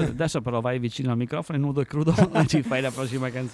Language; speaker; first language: Italian; native; Italian